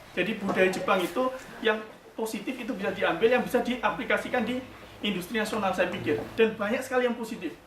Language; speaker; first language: Indonesian; native; Indonesian